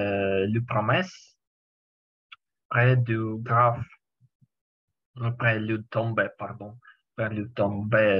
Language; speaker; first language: French; non-native, learner; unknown